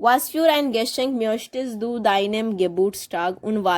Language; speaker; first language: German; non-native, fluent; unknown